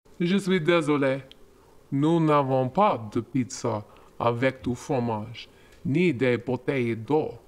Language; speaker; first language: French; non-native, learner; English